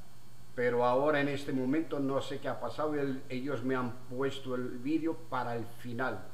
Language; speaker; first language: Spanish; non-native, fluent; Portuguese